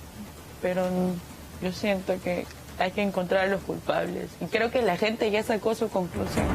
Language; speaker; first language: Spanish; native; Spanish